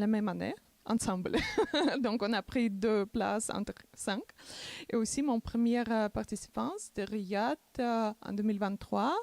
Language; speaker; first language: French; non-native, learner; Macedonian